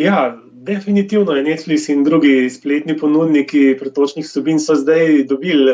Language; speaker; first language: Slovenian; native; Slovenian